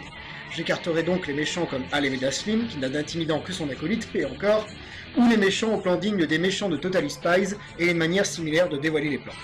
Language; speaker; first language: French; native; French